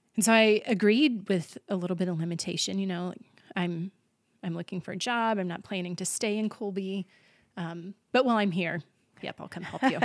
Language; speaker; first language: English; native; English